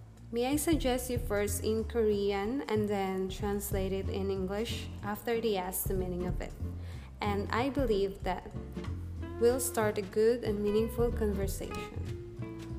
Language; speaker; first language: English; non-native, local second language; Hiligaynon